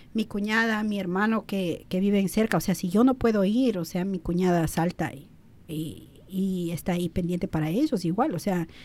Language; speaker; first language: Spanish; early bilingual, other home language; English